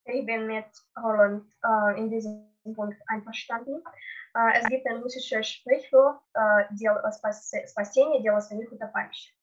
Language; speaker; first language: German; non-native, learner; Russian